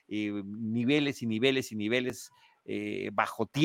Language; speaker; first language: Spanish; native; Spanish